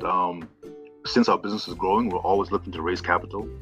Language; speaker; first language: English; non-native, local second language; Shona